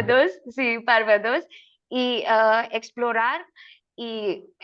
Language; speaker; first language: Spanish; non-native, learner; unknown